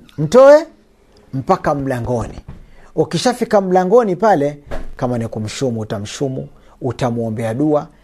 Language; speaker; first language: Swahili; native; Swahili